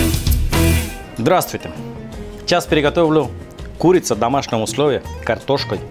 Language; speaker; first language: Russian; non-native, learner; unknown